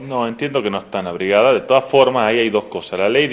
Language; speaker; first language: Spanish; native; Spanish